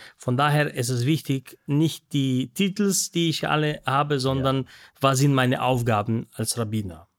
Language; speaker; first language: German; non-native, fluent; Russian